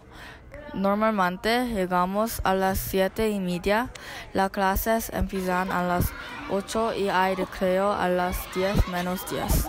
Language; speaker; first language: Spanish; non-native, learner; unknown